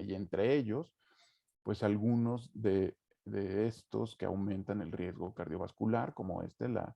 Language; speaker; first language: Spanish; native; Spanish